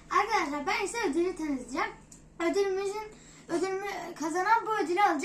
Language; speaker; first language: Turkish; native; Turkish